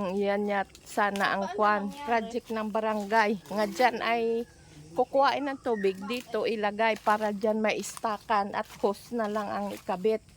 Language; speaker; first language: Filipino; non-native, local second language; Hiligaynon